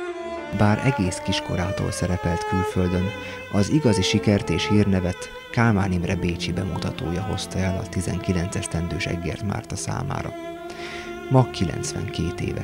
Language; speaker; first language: Hungarian; native; Hungarian